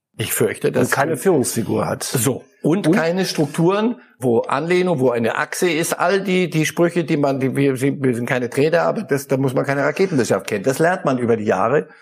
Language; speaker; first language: German; early bilingual, other home language; Polish